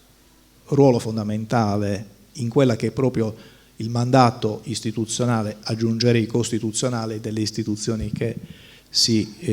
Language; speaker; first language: Italian; native; Italian